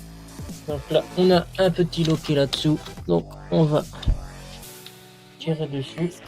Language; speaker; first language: French; native; French